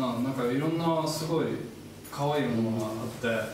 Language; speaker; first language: Japanese; non-native, fluent; German